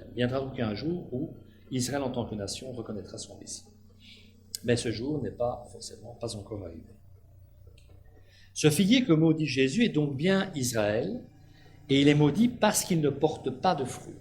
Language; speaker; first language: French; native; French